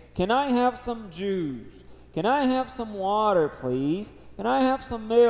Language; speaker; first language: English; non-native, fluent; Portuguese